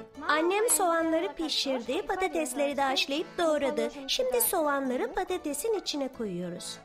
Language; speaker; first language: Turkish; early bilingual, heritage; Turkish